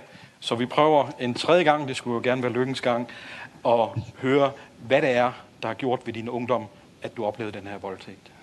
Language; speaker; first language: Danish; native; Danish